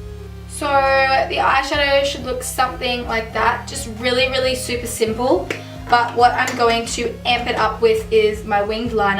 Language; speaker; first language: English; native; English